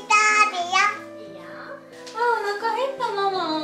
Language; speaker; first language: Japanese; native; Japanese